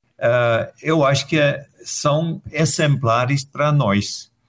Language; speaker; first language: Portuguese; non-native, fluent; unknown